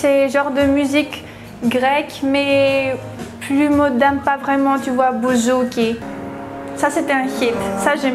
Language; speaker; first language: French; early bilingual, heritage; French